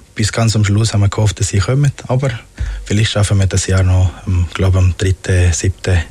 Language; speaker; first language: German; non-native, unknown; Spanish